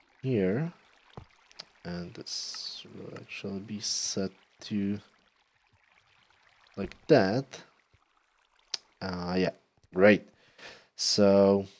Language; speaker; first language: English; non-native, fluent; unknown